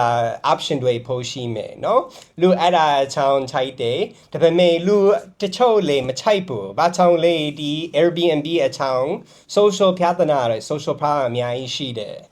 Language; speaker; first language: Burmese; non-native, fluent; English